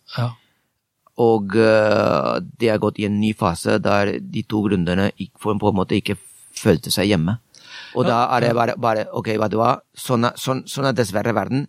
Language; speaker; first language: Norwegian; non-native, fluent; Spanish